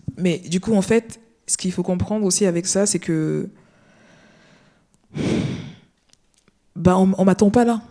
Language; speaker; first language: French; native; French